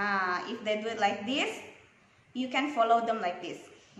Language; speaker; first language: English; non-native, local second language; Indonesian